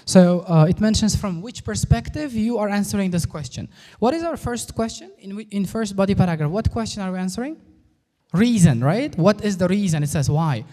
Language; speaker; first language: English; non-native, fluent; Uzbek